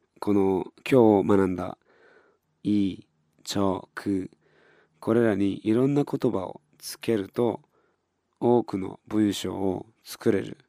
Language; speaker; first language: Japanese; non-native, fluent; Korean